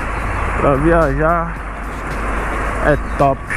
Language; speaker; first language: Portuguese; native; Portuguese